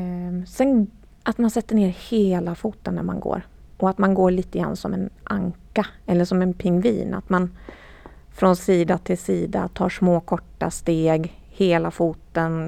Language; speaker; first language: Swedish; native; Swedish